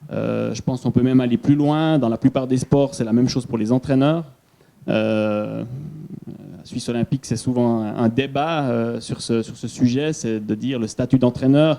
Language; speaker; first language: French; native; French